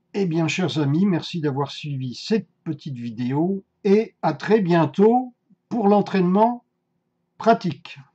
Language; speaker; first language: French; native; French